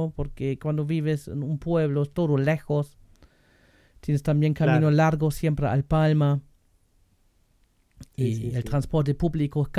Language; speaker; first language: Spanish; non-native, fluent; German